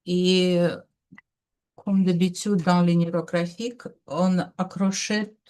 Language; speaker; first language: French; non-native, learner; Russian